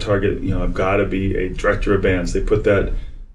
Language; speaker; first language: English; native; English